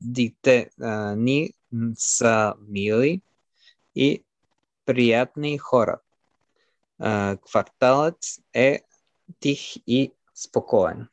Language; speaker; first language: Bulgarian; non-native, learner; French